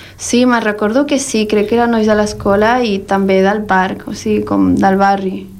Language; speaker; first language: Catalan; early bilingual, other home language; Spanish